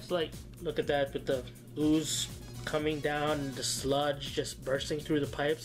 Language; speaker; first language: English; native; English